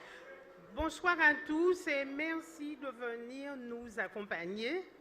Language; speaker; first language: French; native; French